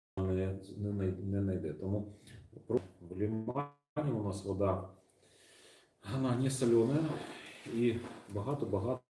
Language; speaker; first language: Ukrainian; non-native, local second language; Russian